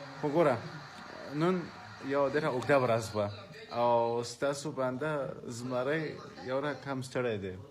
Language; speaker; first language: Pashto; non-native, fluent; German